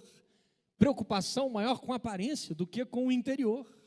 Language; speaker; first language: Portuguese; native; Portuguese